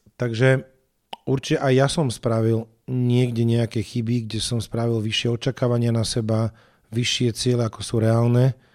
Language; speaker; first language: Slovak; native; Slovak